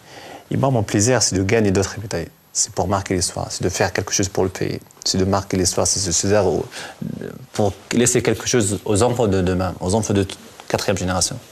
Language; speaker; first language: French; non-native, local second language; Arabic